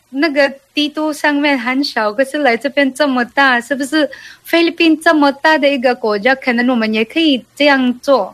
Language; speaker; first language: Chinese; non-native, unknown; Cebuano